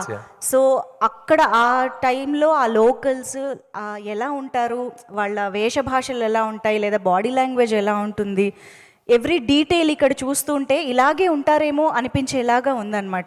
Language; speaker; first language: Telugu; native; Telugu